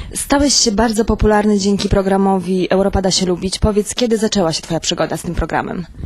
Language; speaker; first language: Polish; native; Polish